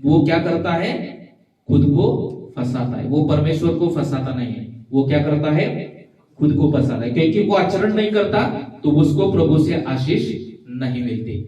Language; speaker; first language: Hindi; non-native, local second language; Marathi